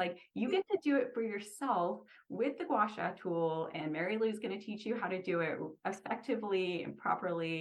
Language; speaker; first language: English; native; English